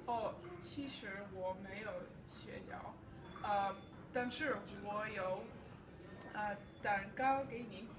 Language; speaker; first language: Chinese; non-native, learner; English